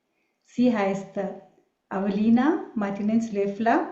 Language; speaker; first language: German; non-native, learner; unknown